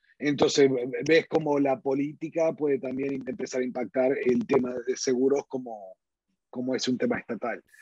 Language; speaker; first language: Spanish; early bilingual, heritage; Spanish